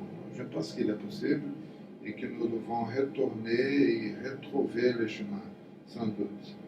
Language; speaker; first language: French; non-native, fluent; Portuguese